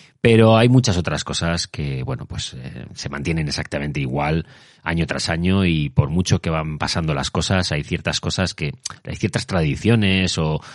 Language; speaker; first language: Spanish; native; Spanish